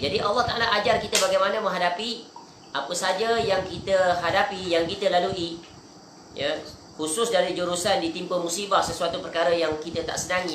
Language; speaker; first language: Malay; native; Malay